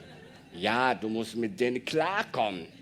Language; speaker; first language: German; non-native, learner; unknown